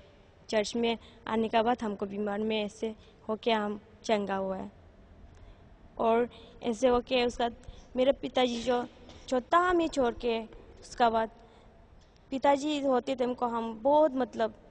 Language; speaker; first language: Hindi; non-native, local second language; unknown